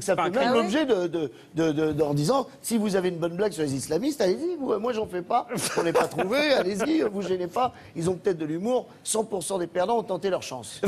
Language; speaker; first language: French; native; French